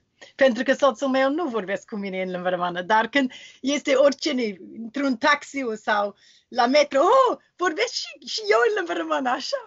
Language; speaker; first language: Romanian; non-native, learner; English